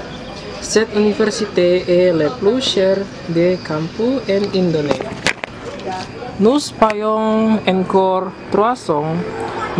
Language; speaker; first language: French; non-native, learner; Indonesian